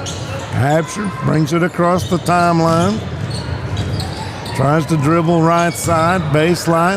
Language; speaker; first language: English; native; English